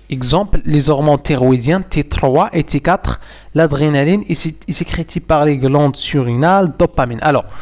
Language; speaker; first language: French; non-native, local second language; Arabic